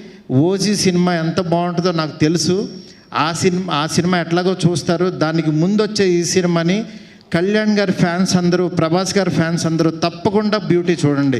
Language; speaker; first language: Telugu; native; Telugu